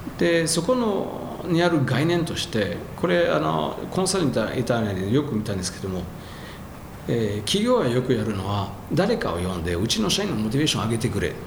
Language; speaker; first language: Japanese; non-native, fluent; French